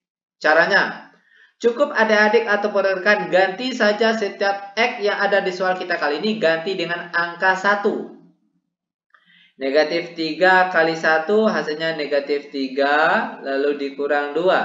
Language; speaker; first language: Indonesian; native; Indonesian